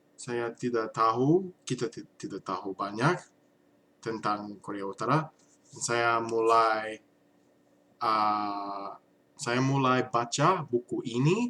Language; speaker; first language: Indonesian; non-native, learner; English